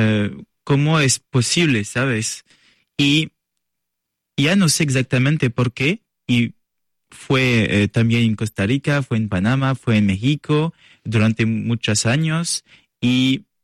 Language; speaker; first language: Spanish; non-native, learner; French